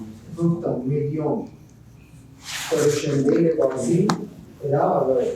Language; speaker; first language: Persian; non-native, learner; Urdu